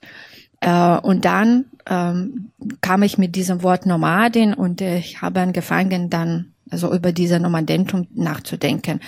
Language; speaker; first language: German; non-native, fluent; Belarusian